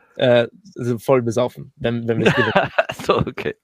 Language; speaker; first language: German; native; German